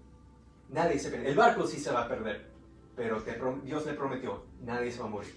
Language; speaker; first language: Spanish; early bilingual, heritage; Spanish